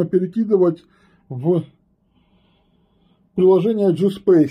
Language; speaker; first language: Russian; native; Russian